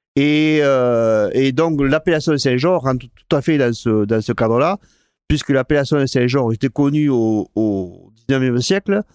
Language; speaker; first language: French; non-native, fluent; Spanish